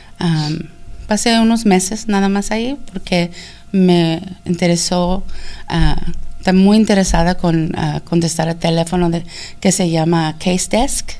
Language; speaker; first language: Spanish; early bilingual, heritage; Spanish